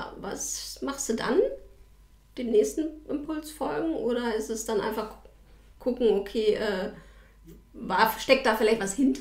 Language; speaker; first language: German; native; German